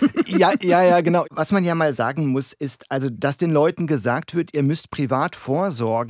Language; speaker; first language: German; native; German